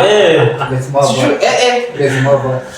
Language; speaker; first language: French; non-native, learner; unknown